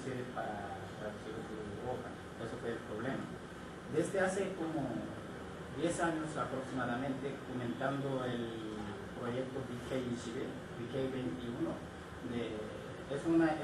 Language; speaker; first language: Spanish; non-native, learner; Korean